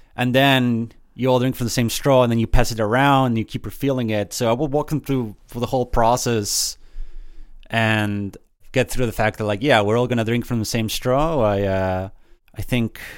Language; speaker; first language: English; early bilingual, other home language; Spanish